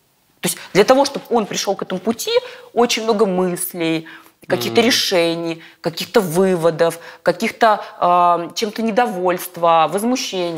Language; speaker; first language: Russian; native; Russian